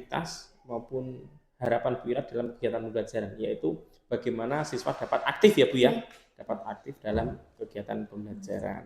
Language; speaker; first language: Indonesian; native; Indonesian